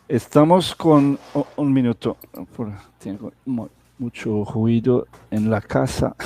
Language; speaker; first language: Spanish; non-native, fluent; Portuguese